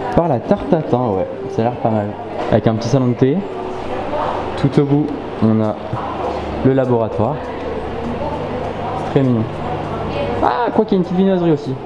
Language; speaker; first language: French; native; French